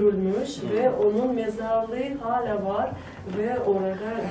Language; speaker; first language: Turkish; non-native, fluent; Tajik